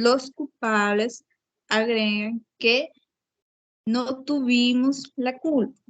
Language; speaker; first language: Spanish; non-native, fluent; Portuguese